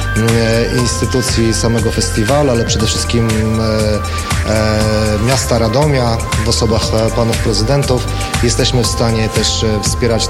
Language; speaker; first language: Polish; native; Polish